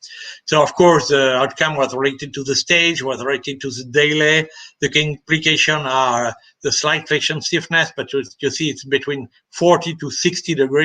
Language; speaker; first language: English; non-native, fluent; French